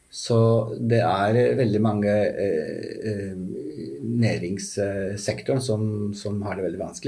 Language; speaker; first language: Norwegian; non-native, fluent; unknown